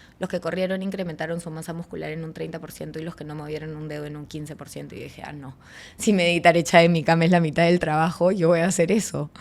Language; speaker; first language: Spanish; native; Spanish